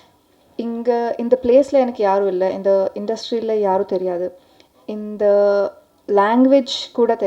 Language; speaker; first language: Tamil; non-native, learner; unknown